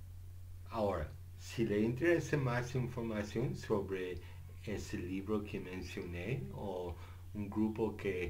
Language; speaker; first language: Spanish; non-native, fluent; English